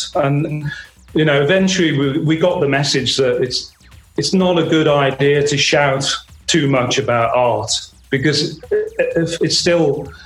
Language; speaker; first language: English; native; English